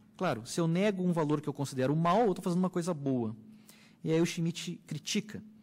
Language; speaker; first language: Portuguese; native; Portuguese